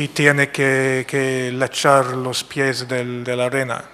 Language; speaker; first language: Spanish; non-native, fluent; English